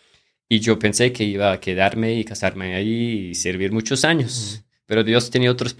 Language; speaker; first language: Spanish; non-native, fluent; English